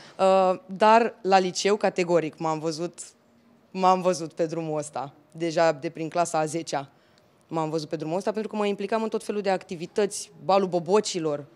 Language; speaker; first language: Romanian; native; Romanian